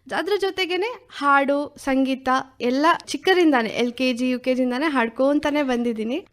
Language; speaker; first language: Kannada; native; Kannada